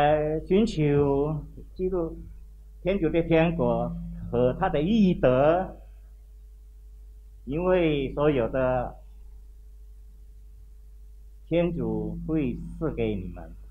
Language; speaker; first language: Chinese; non-native, local second language; Indonesian